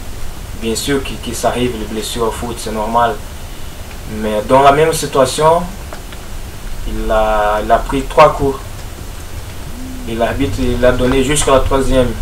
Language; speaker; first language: French; non-native, fluent; Portuguese